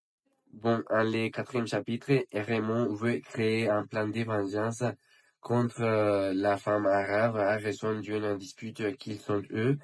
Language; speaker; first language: French; non-native, learner; Spanish